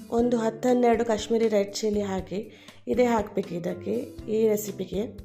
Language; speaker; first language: Kannada; non-native, local second language; Konkani